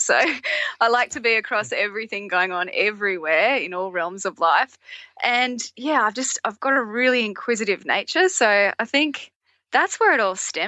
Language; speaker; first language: English; native; English